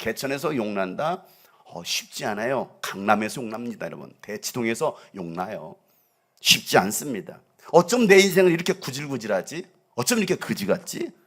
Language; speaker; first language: Korean; native; Korean